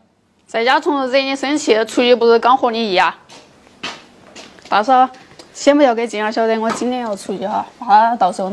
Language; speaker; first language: Chinese; native; Chinese